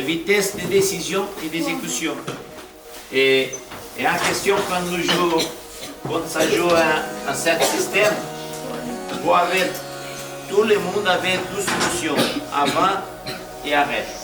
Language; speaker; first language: French; non-native, learner; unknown